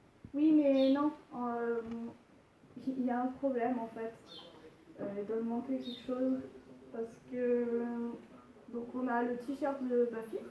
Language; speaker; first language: French; native; French